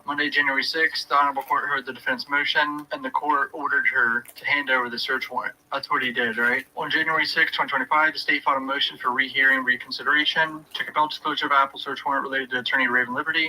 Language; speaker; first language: English; native; English